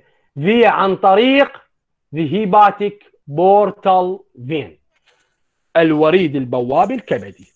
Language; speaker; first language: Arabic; native; Arabic